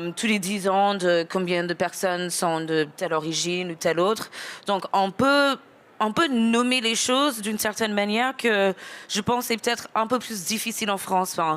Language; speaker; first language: French; non-native, fluent; English